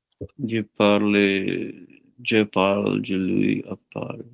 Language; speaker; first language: French; non-native, learner; Hindi